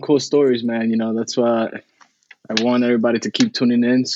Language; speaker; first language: English; early bilingual, other home language; Spanish